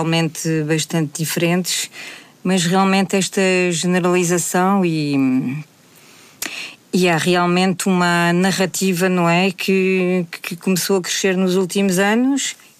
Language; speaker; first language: Portuguese; native; Portuguese